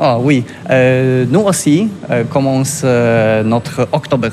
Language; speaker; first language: French; non-native, learner; Polish